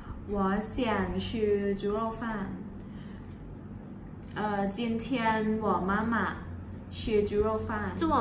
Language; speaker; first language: Chinese; non-native, learner; Thai